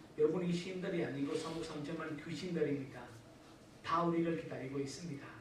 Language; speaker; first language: Korean; non-native, fluent; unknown